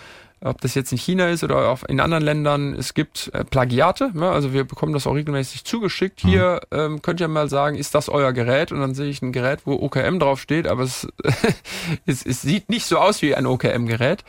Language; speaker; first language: German; native; German